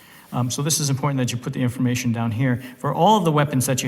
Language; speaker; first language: English; native; English